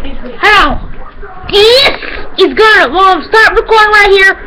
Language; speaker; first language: English; native; English